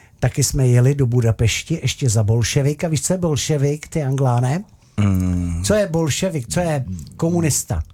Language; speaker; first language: Czech; native; Czech